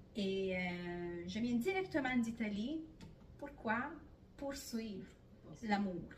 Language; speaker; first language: French; non-native, fluent; Italian